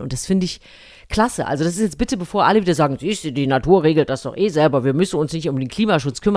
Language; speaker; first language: German; native; German